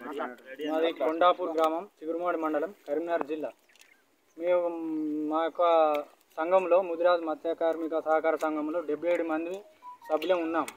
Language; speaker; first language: Telugu; native; Telugu